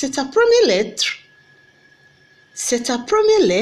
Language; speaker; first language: French; non-native, learner; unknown